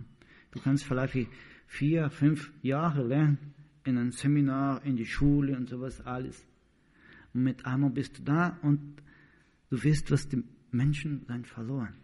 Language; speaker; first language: German; non-native, learner; Portuguese